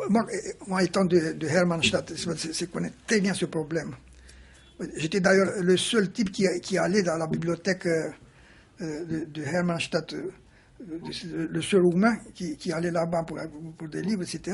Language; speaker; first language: French; non-native, fluent; Romanian